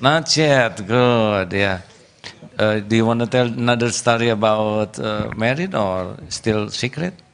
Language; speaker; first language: English; non-native, learner; Indonesian